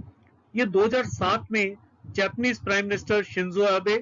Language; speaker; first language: Hindi; native; Hindi